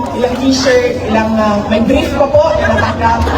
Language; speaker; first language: Filipino; native; Filipino